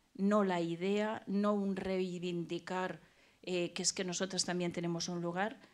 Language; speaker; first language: Spanish; native; Spanish